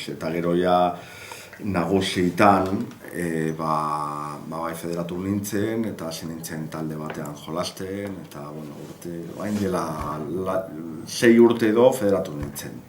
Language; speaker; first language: Basque; non-native, local second language; Spanish